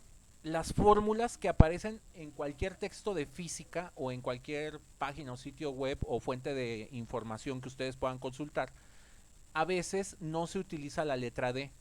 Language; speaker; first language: Spanish; native; Spanish